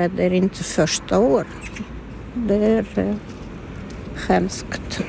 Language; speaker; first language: Swedish; non-native, learner; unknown